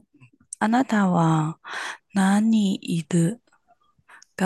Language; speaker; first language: Japanese; non-native, learner; Chinese